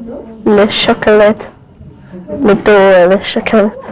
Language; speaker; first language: French; non-native, learner; English